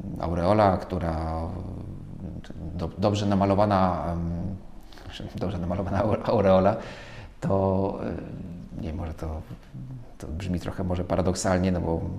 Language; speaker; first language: Polish; native; Polish